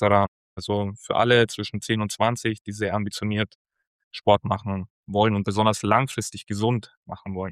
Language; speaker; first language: German; native; German